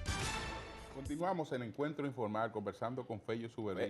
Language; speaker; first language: Spanish; native; Spanish